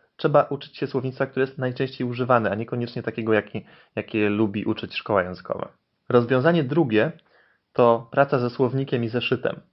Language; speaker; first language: Polish; native; Polish